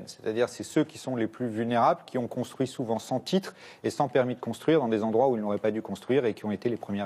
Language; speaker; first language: French; native; French